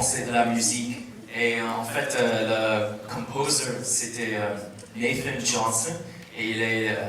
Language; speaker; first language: French; non-native, fluent; English